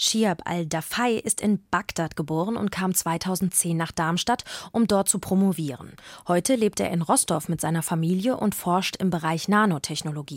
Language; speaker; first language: German; native; German